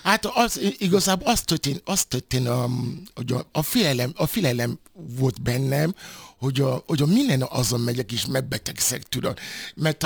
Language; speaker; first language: Hungarian; non-native, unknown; Yoruba